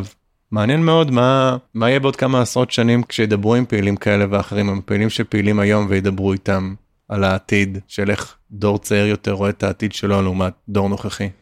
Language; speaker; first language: Hebrew; native; Hebrew